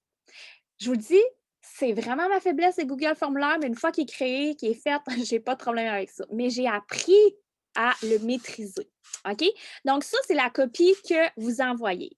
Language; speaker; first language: French; native; French